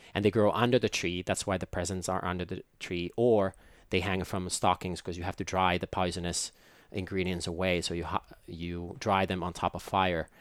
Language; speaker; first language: English; non-native, fluent; Finnish